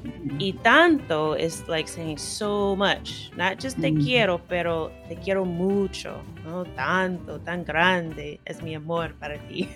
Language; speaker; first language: Spanish; non-native, fluent; English